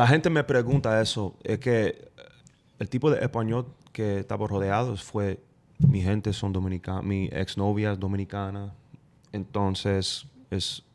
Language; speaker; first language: Spanish; non-native, fluent; English